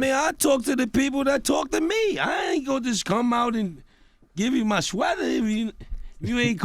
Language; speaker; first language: English; native; English